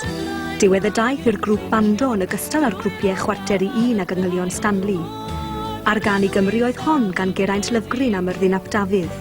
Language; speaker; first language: Welsh; native; Welsh